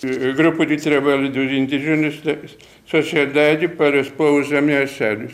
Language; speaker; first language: Portuguese; non-native, fluent; Lithuanian